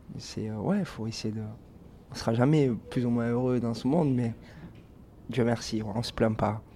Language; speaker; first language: French; native; French